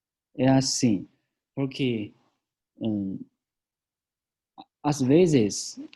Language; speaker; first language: Portuguese; non-native, learner; Chinese